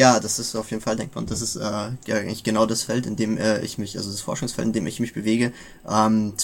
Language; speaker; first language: German; native; German